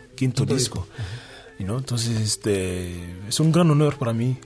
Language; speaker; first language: Spanish; non-native, learner; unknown